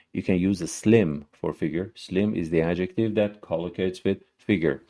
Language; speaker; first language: English; non-native, fluent; Persian